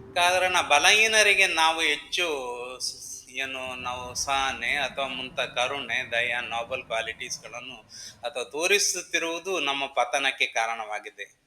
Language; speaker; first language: Kannada; non-native, local second language; Konkani